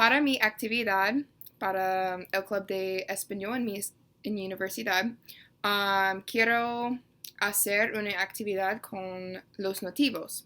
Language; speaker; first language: Spanish; non-native, learner; English